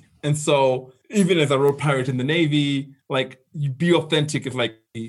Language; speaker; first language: English; non-native, local second language; Shona